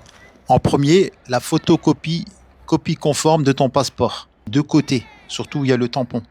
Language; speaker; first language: French; native; French